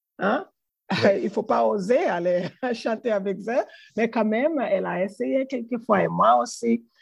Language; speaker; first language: French; non-native, learner; English